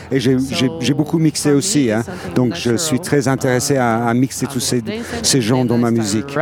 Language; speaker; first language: French; non-native, fluent; Portuguese